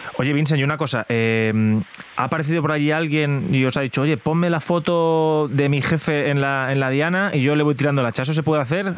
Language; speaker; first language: Spanish; native; Spanish